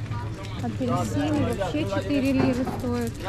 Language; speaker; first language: Russian; native; Russian